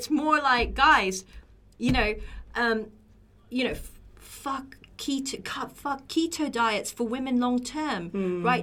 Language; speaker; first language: English; native; English